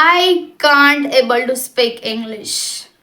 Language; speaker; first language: English; non-native, local second language; Hindi